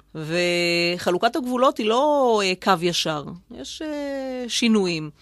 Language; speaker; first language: Hebrew; native; Hebrew